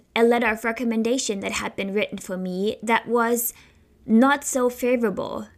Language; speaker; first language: English; non-native, fluent; German